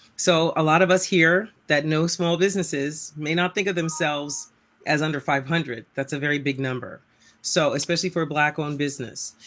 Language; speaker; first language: English; native; English